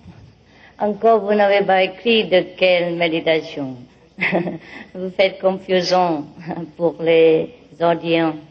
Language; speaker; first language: French; non-native, learner; Vietnamese